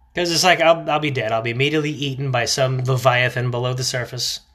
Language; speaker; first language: English; native; English